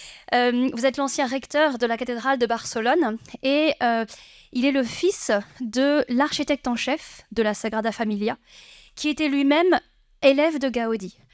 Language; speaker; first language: French; native; French